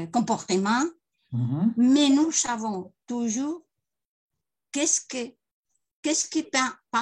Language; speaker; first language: French; non-native, learner; Spanish